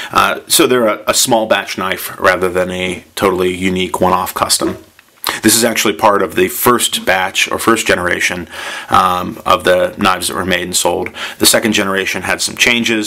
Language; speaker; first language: English; native; English